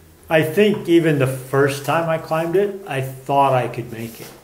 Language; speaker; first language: English; native; English